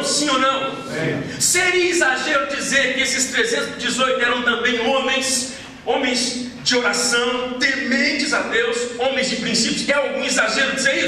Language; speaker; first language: Portuguese; native; Portuguese